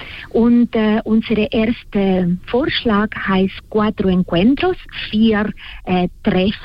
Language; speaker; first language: German; non-native, fluent; Spanish